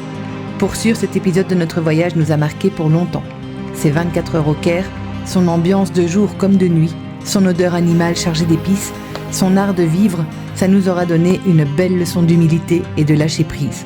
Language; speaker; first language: French; native; French